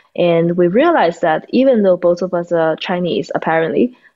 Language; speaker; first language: English; non-native, fluent; Chinese